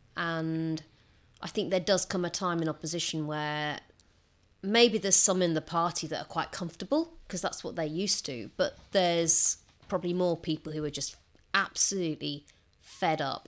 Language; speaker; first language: English; native; English